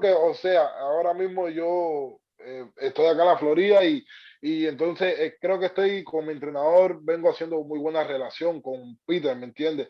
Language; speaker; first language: Spanish; native; Spanish